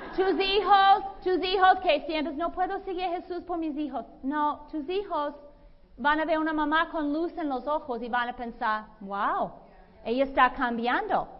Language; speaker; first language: Spanish; non-native, fluent; English